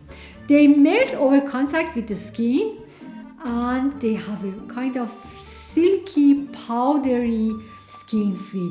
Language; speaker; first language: English; non-native, fluent; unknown